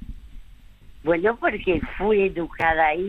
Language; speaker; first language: Spanish; early bilingual, other home language; French